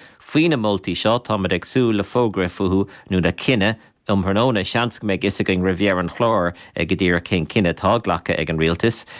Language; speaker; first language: Irish; native; Irish